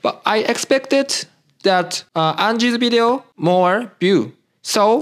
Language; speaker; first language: English; non-native, learner; Japanese